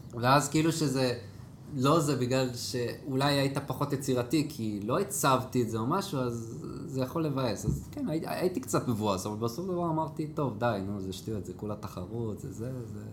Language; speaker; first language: Hebrew; native; Hebrew